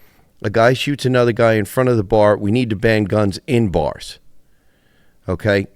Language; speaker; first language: English; native; English